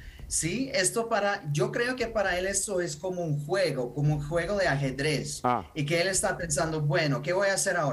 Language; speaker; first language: Spanish; non-native, fluent; Ukrainian